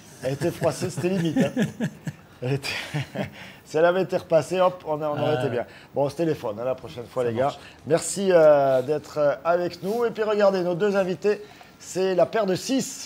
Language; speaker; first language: French; native; French